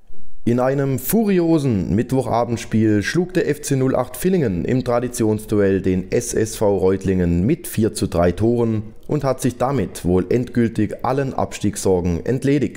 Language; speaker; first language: German; native; German